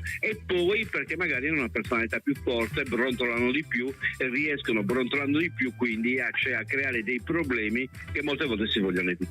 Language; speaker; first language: Italian; native; Italian